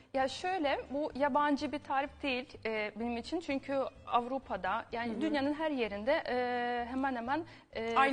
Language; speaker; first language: Turkish; non-native, fluent; Ukrainian